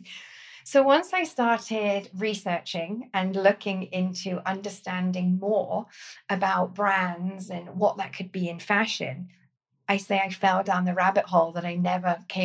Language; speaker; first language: English; native; English